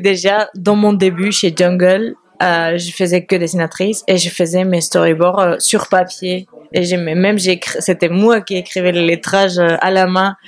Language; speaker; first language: French; non-native, fluent; Spanish